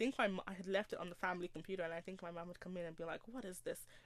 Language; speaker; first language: English; native; English